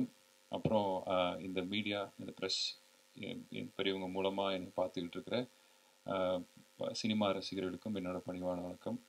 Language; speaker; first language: Tamil; native; Tamil